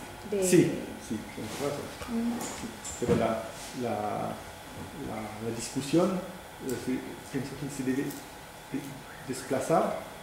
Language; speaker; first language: Spanish; non-native, fluent; French